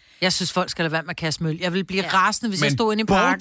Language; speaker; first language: Danish; native; Danish